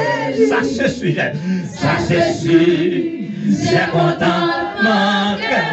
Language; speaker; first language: French; non-native, learner; Haitian Creole